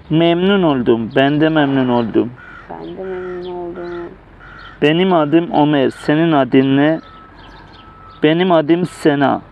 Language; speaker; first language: Turkish; non-native, learner; Persian